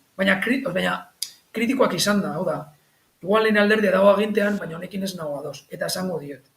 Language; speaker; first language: Basque; non-native, local second language; Spanish